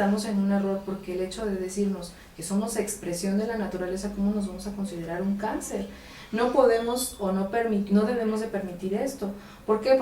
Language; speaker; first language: Spanish; native; Spanish